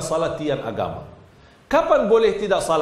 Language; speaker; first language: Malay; non-native, fluent; Arabic